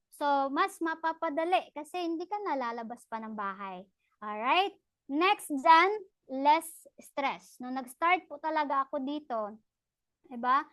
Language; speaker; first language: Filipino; non-native, local second language; Cebuano